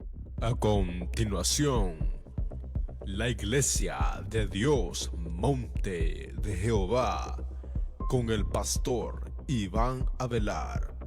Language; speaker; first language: Spanish; native; Spanish